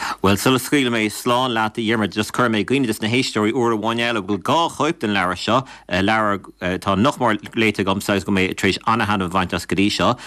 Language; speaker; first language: Irish; native; Irish